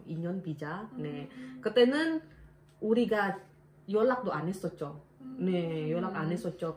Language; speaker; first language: Korean; non-native, learner; Indonesian